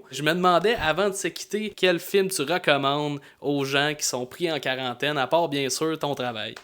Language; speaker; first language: French; native; French